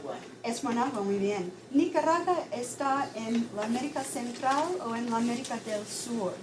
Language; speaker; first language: Spanish; non-native, fluent; English